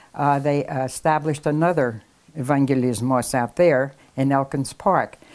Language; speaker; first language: English; native; English